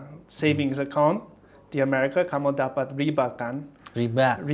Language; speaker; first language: Indonesian; non-native, fluent; English